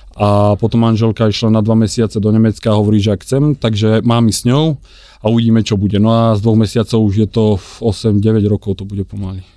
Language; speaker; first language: Slovak; native; Slovak